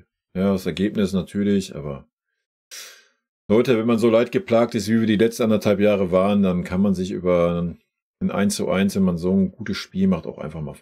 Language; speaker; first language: German; native; German